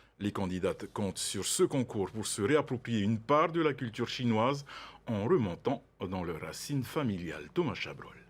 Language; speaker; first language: French; native; French